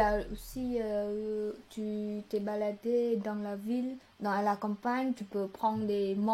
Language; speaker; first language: French; non-native, learner; Khmer